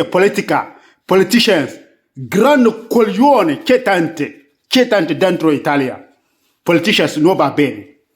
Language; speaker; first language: Italian; non-native, learner; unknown